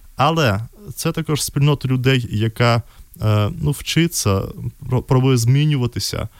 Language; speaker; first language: Ukrainian; non-native, fluent; Russian